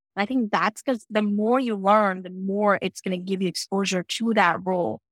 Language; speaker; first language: English; non-native, local second language; Gujarati